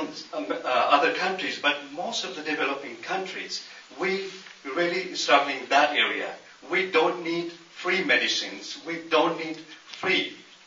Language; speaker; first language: English; non-native, local second language; Nepali